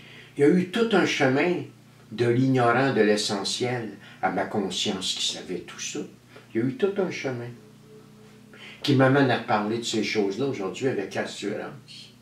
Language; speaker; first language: French; native; French